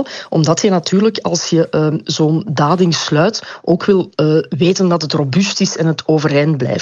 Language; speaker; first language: Dutch; native; Dutch